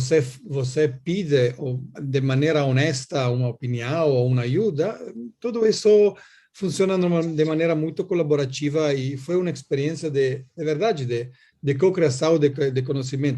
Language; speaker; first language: Portuguese; non-native, learner; Italian